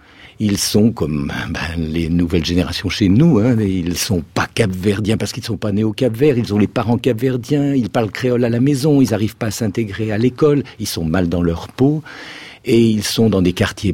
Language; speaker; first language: French; native; French